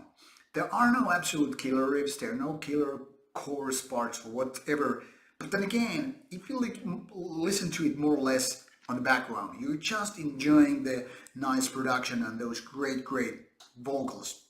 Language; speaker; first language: English; non-native, fluent; Finnish